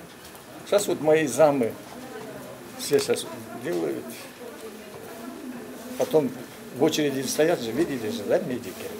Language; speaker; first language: Russian; non-native, local second language; Kyrgyz